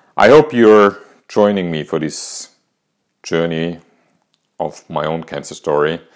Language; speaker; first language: English; non-native, fluent; German